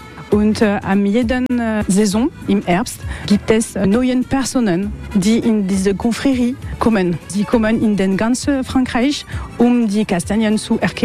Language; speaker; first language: German; non-native, learner; French